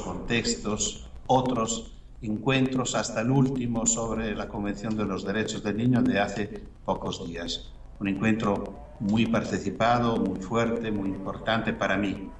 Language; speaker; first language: Spanish; non-native, fluent; Italian